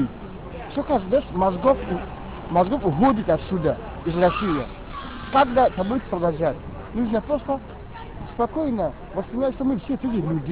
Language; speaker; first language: Russian; non-native, learner; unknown